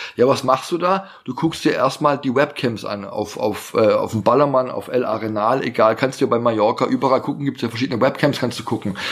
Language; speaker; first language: German; native; German